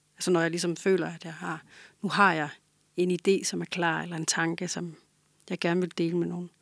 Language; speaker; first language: Danish; native; Danish